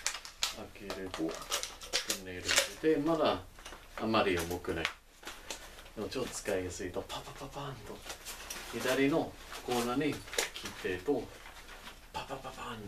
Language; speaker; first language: Japanese; non-native, learner; English